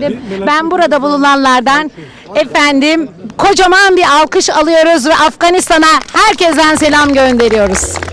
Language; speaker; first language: Turkish; native; Turkish